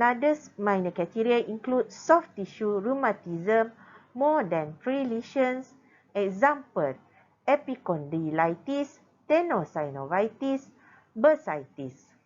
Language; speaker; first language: English; non-native, local second language; Malay